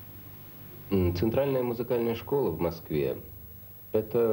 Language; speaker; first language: Russian; native; Russian